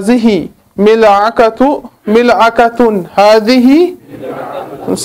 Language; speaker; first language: Arabic; non-native, fluent; Urdu